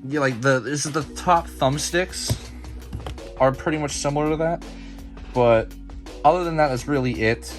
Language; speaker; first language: English; native; English